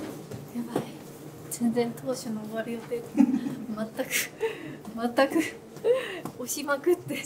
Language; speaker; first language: Japanese; native; Japanese